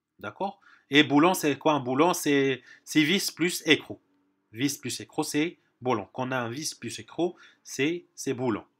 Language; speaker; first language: French; non-native, local second language; Arabic